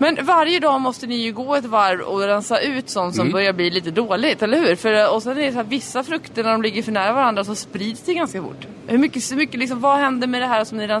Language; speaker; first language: Swedish; native; Swedish